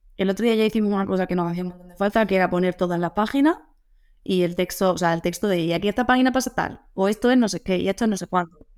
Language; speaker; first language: Spanish; native; Spanish